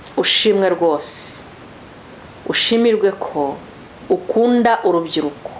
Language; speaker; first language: Kinyarwanda; native; Kinyarwanda